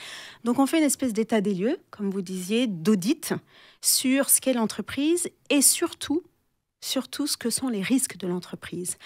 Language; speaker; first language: French; native; French